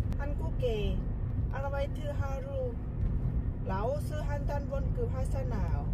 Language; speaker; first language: Korean; non-native, learner; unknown